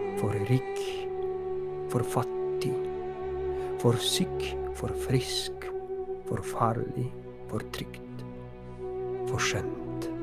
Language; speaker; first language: Norwegian; non-native, fluent; Polish